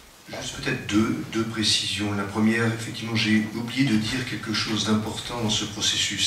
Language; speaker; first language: French; native; French